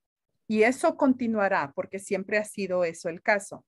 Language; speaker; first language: Spanish; early bilingual, heritage; Spanish